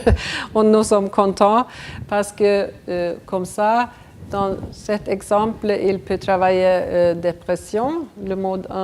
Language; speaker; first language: French; non-native, fluent; Swedish